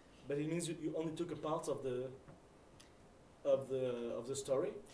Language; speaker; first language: English; non-native, fluent; French